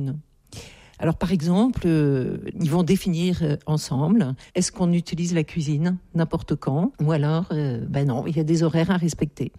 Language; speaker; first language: French; native; French